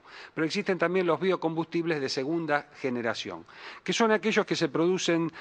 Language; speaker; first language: Spanish; native; Spanish